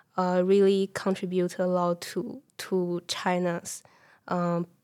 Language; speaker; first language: English; non-native, fluent; Chinese